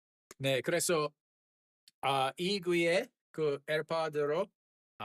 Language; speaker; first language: Korean; non-native, learner; English